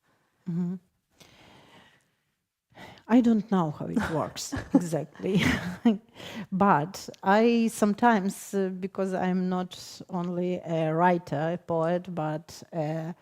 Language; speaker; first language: English; non-native, fluent; Ukrainian